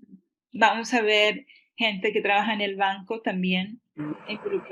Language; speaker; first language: Spanish; early bilingual, heritage; Spanish